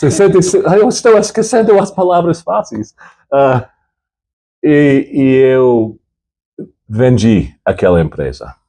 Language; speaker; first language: Portuguese; non-native, fluent; English